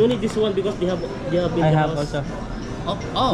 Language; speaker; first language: English; non-native, local second language; Filipino